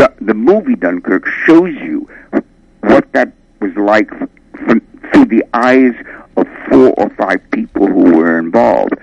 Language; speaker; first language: English; native; English